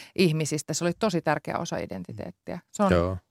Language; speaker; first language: Finnish; native; Finnish